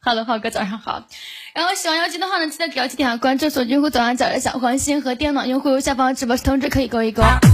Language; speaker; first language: Chinese; native; Chinese